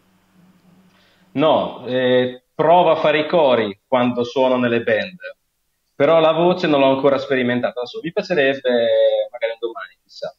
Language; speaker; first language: Italian; native; Italian